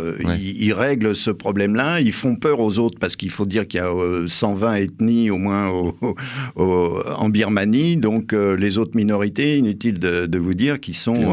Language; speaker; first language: French; native; French